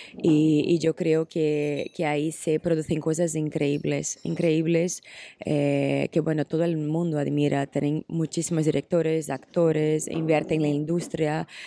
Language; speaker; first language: Spanish; non-native, fluent; Portuguese